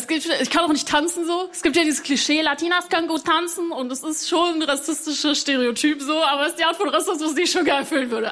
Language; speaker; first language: German; early bilingual, other home language; Spanish